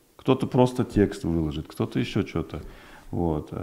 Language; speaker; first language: Russian; non-native, local second language; Uzbek